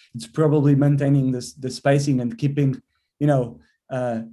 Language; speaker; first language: English; non-native, fluent; Portuguese